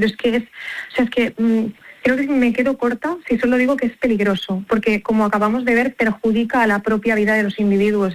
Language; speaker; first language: Spanish; native; Spanish